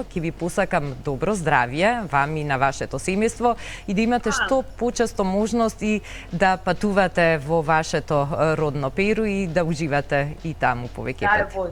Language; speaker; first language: Macedonian; native; Macedonian